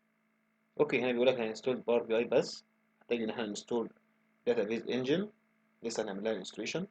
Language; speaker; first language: Arabic; native; Arabic